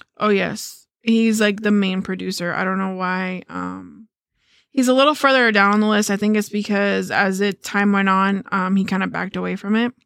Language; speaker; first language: English; early bilingual, other home language; Spanish